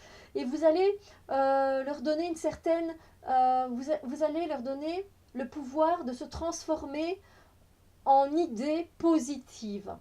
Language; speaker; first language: French; native; French